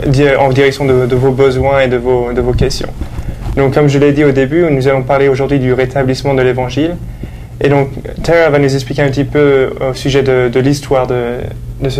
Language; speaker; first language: French; native; French